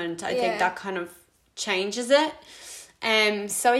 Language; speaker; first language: English; early bilingual, other home language; Latvian